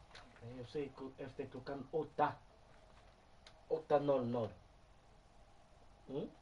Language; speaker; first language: Swedish; non-native, learner; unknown